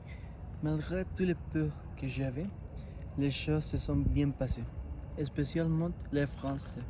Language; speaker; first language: French; non-native, learner; Spanish